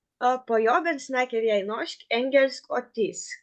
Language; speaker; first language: Norwegian; non-native, learner; Lithuanian